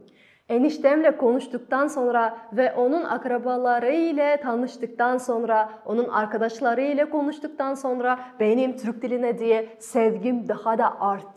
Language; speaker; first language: Turkish; non-native, fluent; Kazakh